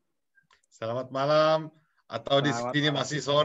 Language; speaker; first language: Indonesian; non-native, fluent; Turkish